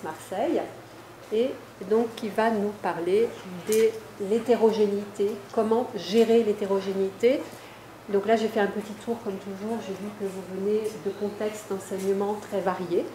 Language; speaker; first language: French; native; French